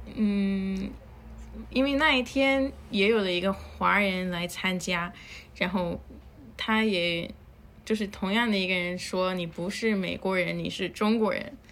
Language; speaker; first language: Chinese; non-native, fluent; Spanish